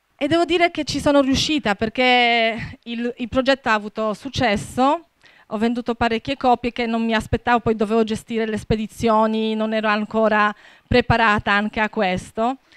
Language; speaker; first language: Italian; non-native, fluent; Polish